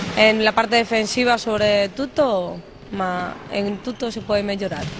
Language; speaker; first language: Italian; non-native, learner; Spanish